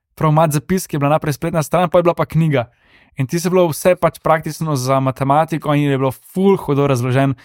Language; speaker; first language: Slovenian; native; Slovenian